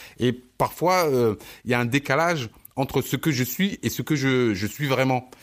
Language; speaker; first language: French; early bilingual, other home language; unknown